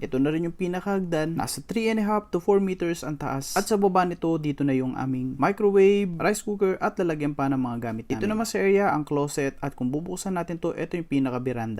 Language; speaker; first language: Filipino; native; Filipino